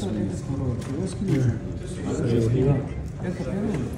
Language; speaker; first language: Russian; non-native, local second language; Tajik